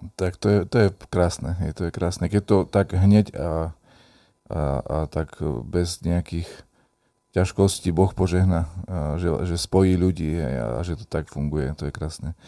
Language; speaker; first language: Slovak; native; Slovak